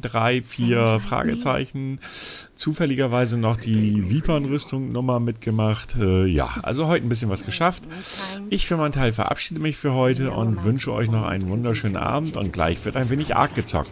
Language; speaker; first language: German; native; German